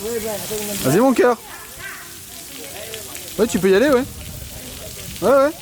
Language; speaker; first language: French; native; French